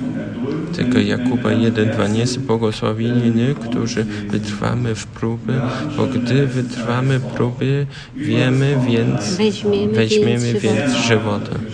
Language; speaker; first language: Polish; early bilingual, heritage; Polish